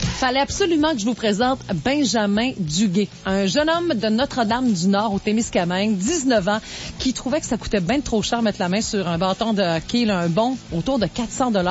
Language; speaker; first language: French; native; French